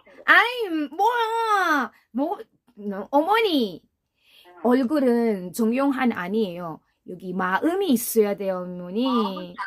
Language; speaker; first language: Korean; non-native, fluent; Filipino